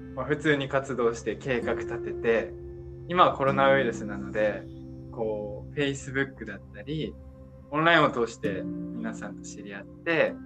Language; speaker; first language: Japanese; native; Japanese